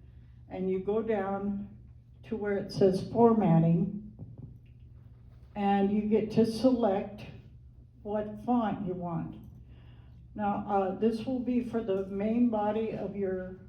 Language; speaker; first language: English; native; English